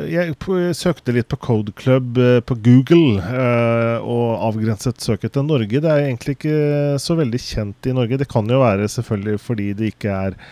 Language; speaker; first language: Norwegian; native; Norwegian